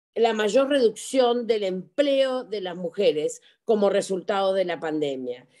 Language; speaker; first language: Spanish; native; Spanish